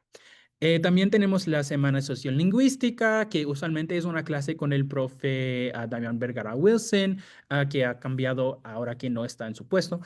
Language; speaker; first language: Spanish; non-native, fluent; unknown